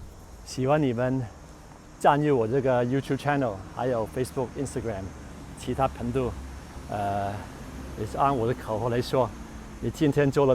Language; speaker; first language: Chinese; non-native, local second language; Cantonese